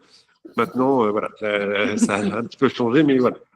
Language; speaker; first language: French; native; French